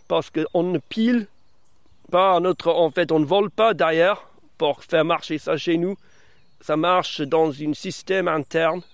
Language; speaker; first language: French; early bilingual, other home language; English